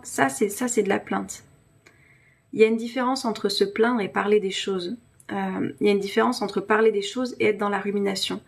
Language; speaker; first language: French; native; French